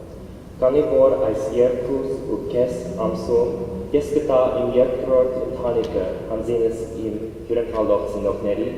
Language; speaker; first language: Armenian; non-native, learner; English